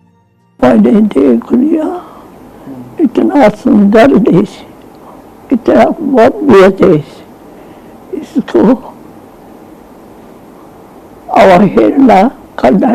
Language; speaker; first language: Hindi; non-native, fluent; Japanese